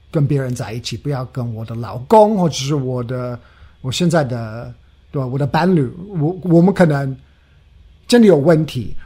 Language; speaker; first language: Chinese; non-native, fluent; English